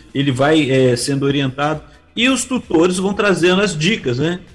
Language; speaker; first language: Portuguese; native; Portuguese